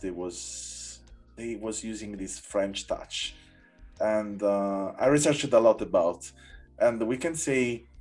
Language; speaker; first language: English; non-native, learner; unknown